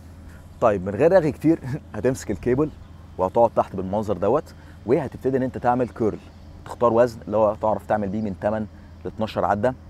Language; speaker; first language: Arabic; native; Arabic